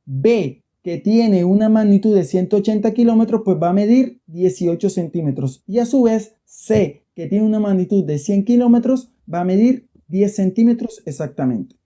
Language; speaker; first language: Spanish; native; Spanish